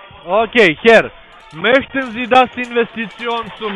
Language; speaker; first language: German; non-native, learner; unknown